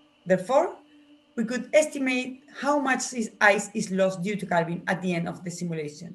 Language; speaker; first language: English; non-native, fluent; Spanish